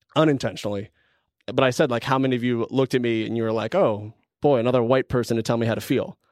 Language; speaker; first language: English; native; English